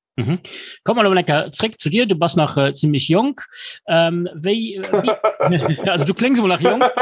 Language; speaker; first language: Luxembourgish; native; Luxembourgish